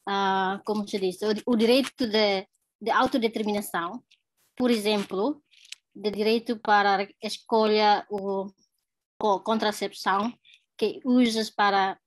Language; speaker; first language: Portuguese; non-native, learner; Tetum